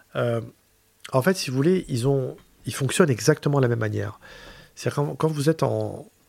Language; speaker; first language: French; native; French